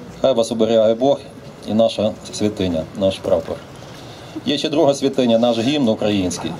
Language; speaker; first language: Ukrainian; native; Ukrainian